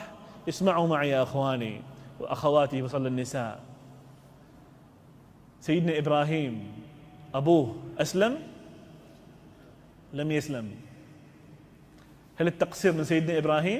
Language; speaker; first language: Arabic; native; Arabic